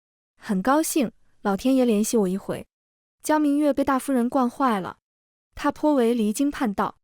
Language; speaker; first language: Chinese; native; Chinese